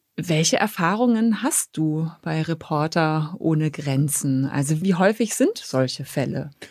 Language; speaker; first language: German; native; German